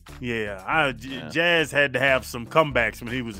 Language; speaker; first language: English; native; English